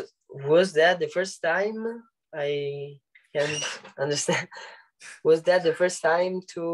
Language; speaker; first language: English; non-native, learner; Italian